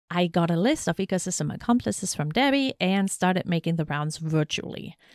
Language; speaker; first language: English; non-native, fluent; German